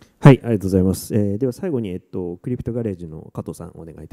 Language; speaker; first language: Japanese; native; Japanese